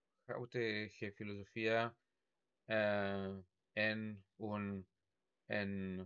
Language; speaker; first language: Greek; non-native, learner; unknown